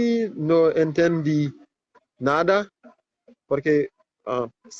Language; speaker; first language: Spanish; non-native, fluent; Haitian Creole